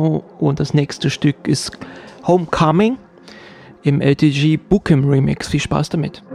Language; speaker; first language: German; native; German